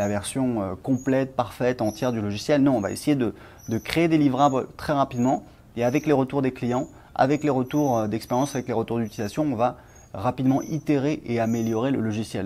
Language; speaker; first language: French; native; French